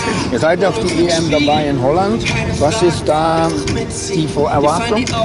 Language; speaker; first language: German; non-native, learner; Dutch